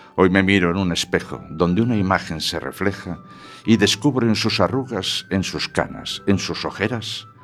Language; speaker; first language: Spanish; native; Spanish